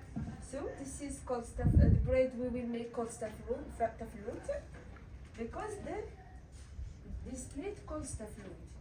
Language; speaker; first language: English; non-native, fluent; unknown